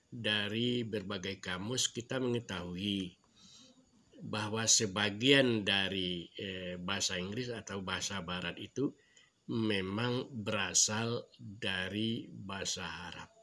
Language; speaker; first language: Indonesian; non-native, local second language; Minangkabau